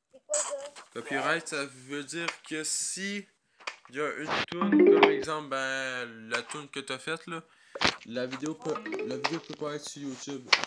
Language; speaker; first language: French; native; French